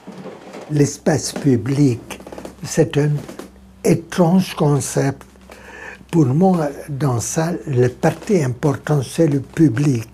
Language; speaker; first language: French; non-native, fluent; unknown